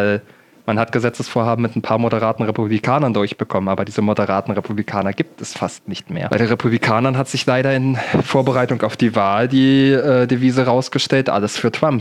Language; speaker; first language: German; native; German